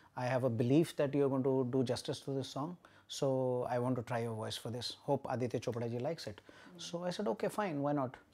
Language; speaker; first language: Hindi; native; Hindi